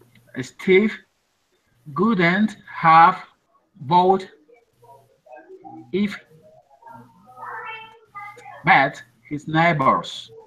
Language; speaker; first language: English; non-native, learner; Spanish